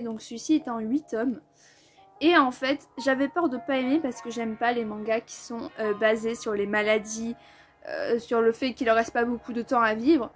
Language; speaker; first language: French; native; French